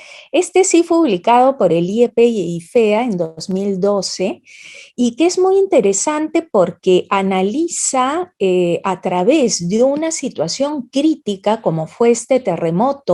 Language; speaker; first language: Spanish; native; Spanish